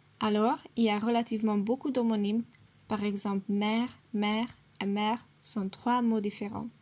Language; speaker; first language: French; non-native, learner; Hungarian